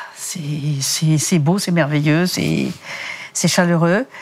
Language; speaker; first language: French; native; French